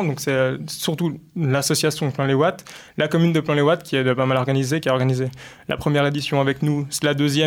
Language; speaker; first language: French; native; French